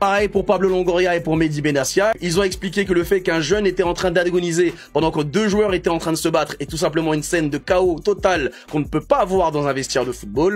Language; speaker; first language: French; native; French